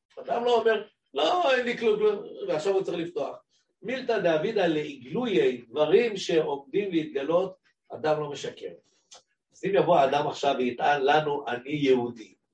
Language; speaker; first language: Hebrew; native; Hebrew